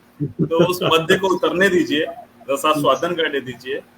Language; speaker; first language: Hindi; native; Hindi